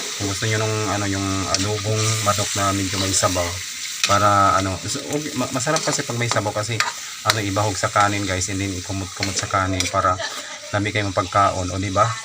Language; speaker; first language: Filipino; non-native, local second language; Cebuano